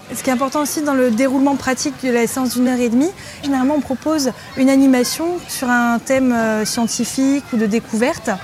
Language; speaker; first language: French; native; French